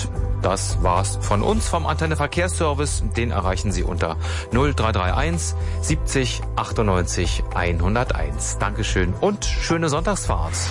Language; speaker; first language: German; native; German